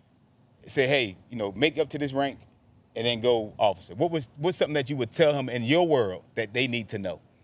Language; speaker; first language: English; native; English